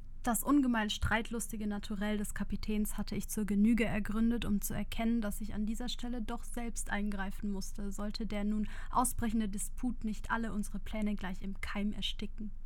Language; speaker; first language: German; native; German